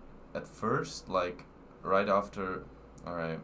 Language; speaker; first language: English; non-native, fluent; German